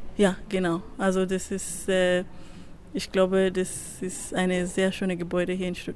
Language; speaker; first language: German; non-native, fluent; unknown